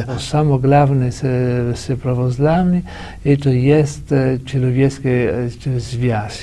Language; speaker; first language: Russian; non-native, learner; Italian